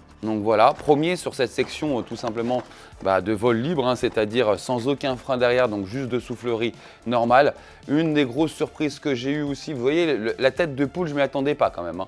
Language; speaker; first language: French; native; French